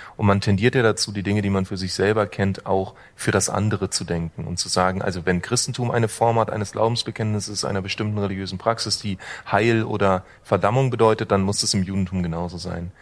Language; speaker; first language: German; native; German